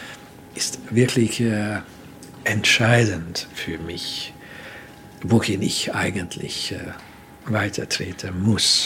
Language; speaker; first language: German; non-native, fluent; Hungarian